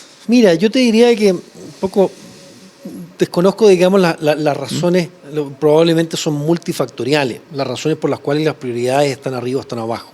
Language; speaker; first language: Spanish; native; Spanish